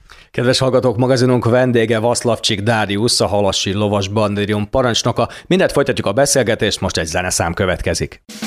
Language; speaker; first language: Hungarian; native; Hungarian